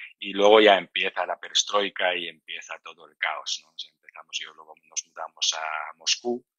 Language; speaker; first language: Spanish; non-native, fluent; Georgian